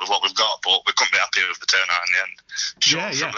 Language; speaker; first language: English; native; English